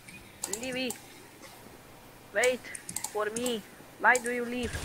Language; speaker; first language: English; non-native, learner; Hungarian